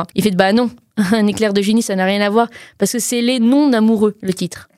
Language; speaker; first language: French; native; French